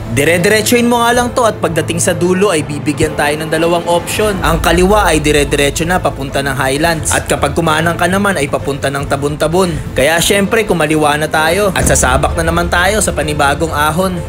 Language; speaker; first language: Filipino; non-native, local second language; Bikol